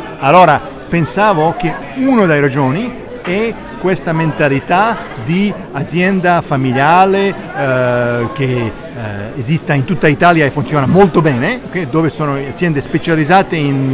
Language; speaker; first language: Italian; non-native, learner; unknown